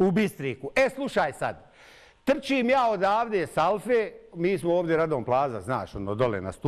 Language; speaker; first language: Bosnian; native; Bosnian